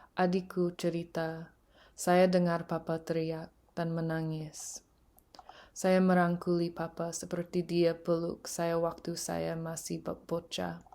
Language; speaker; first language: Indonesian; early bilingual, heritage; English